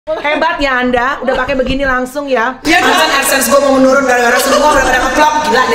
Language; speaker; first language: Indonesian; native; Indonesian